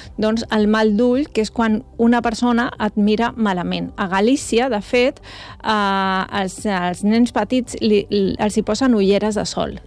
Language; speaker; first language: Catalan; non-native, local second language; Spanish